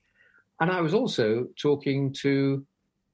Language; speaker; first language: English; native; English